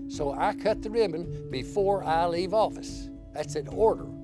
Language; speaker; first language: English; native; English